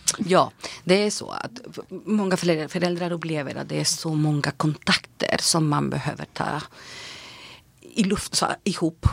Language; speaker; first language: Swedish; non-native, fluent; Spanish